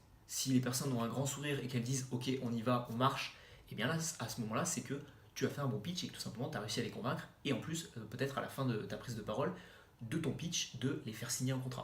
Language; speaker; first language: French; native; French